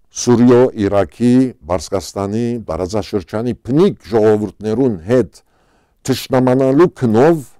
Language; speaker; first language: Armenian; native; Armenian